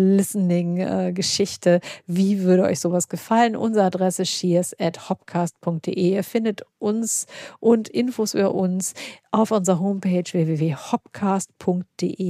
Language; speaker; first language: German; native; German